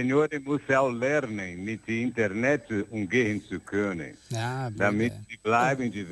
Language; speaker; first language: German; non-native, learner; Portuguese